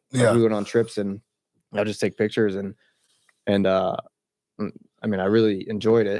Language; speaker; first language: English; native; English